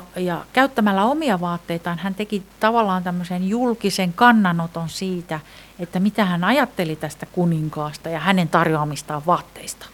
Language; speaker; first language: Finnish; native; Finnish